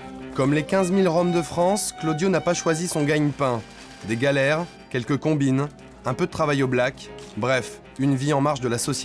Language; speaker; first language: French; native; French